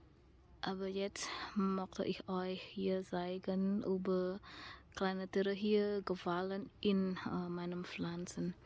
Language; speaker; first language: German; non-native, learner; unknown